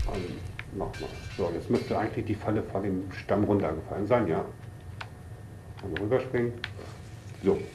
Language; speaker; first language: German; native; German